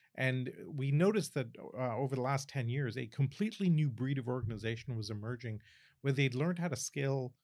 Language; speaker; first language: English; early bilingual, other home language; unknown